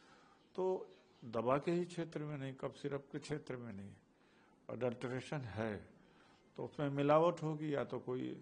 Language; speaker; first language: Hindi; native; Hindi